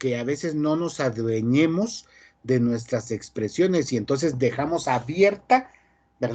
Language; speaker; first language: Spanish; native; Spanish